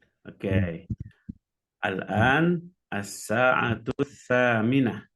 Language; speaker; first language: Indonesian; native; Indonesian